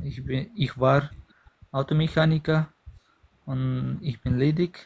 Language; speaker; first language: German; non-native, learner; Pashto